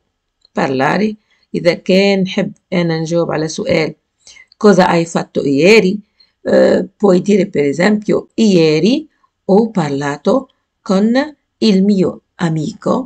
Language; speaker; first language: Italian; non-native, fluent; Arabic